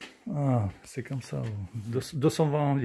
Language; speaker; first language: French; non-native, learner; Russian